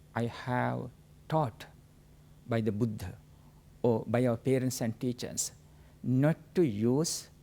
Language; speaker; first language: English; non-native, local second language; Sinhala